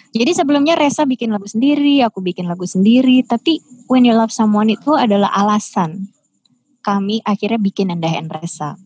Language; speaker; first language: Indonesian; native; Indonesian